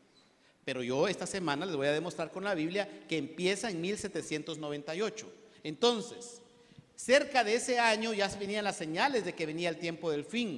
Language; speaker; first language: Spanish; native; Spanish